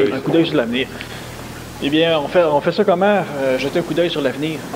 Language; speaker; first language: French; native; French